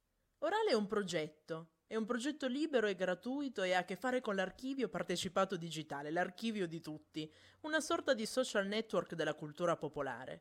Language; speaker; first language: Italian; native; Italian